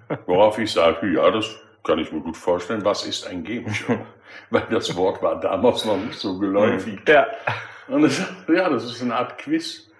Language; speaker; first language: German; early bilingual, other home language; Dutch